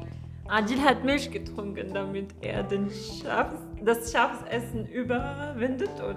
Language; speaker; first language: German; non-native, learner; Arabic